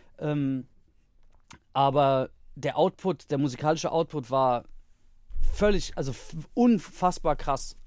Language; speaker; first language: German; early bilingual, heritage; Greek